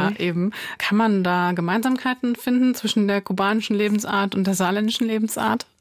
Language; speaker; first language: German; native; German